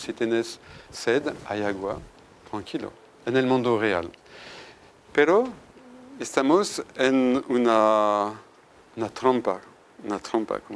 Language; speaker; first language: Spanish; non-native, fluent; French